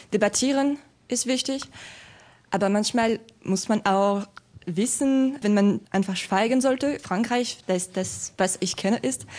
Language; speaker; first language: German; non-native, fluent; French